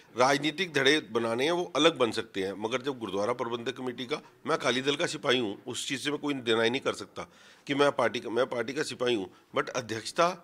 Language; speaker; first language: Hindi; non-native, local second language; Punjabi